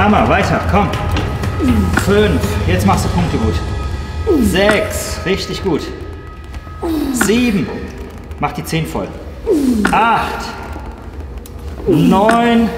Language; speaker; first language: German; native; German